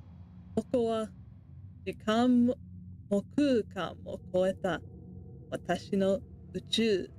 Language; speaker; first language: Japanese; non-native, learner; English